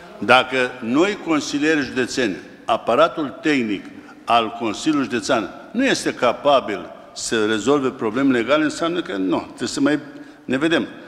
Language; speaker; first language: Romanian; native; Romanian